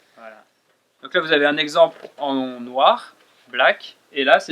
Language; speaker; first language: French; native; French